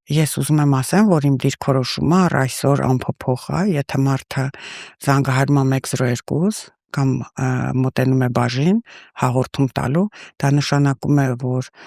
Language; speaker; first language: Armenian; early bilingual, heritage; Russian